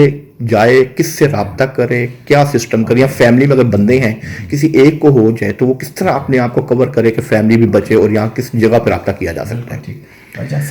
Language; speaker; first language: Urdu; native; Urdu